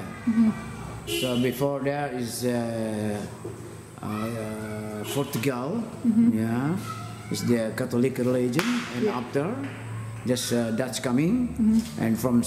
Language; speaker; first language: English; non-native, learner; Indonesian